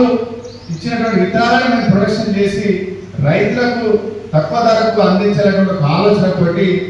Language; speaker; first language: Telugu; native; Telugu